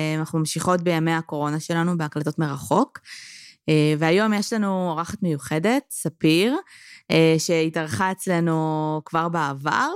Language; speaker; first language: Hebrew; native; Hebrew